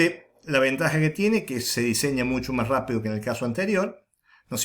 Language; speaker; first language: Spanish; native; Spanish